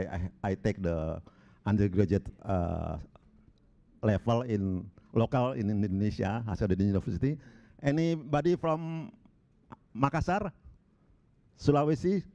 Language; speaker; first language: English; non-native, local second language; Indonesian